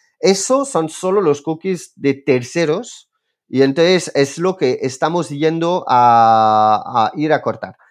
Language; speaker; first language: Spanish; non-native, fluent; French